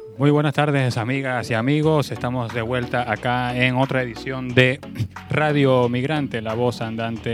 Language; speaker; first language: Spanish; native; Spanish